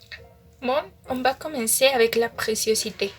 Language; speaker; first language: French; non-native, learner; Spanish